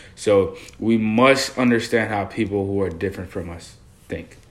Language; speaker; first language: English; early bilingual, other home language; Haitian Creole